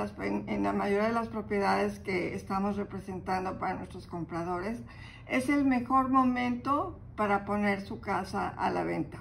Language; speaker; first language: Spanish; native; Spanish